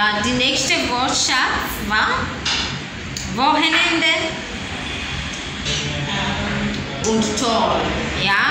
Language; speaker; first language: German; non-native, learner; English